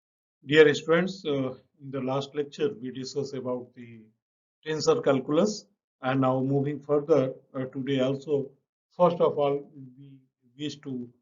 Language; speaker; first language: English; non-native, local second language; Hindi